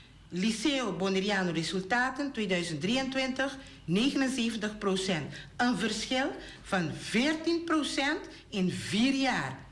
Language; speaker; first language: Dutch; non-native, local second language; Papiamento